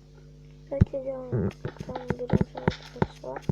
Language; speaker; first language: Russian; native; Russian